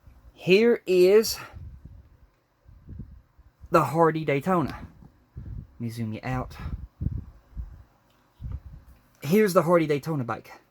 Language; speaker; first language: English; native; English